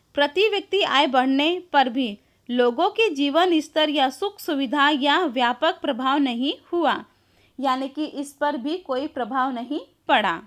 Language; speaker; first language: Hindi; non-native, local second language; Gujarati